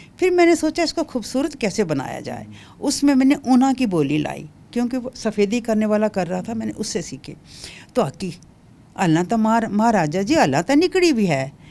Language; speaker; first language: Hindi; non-native, local second language; Dogri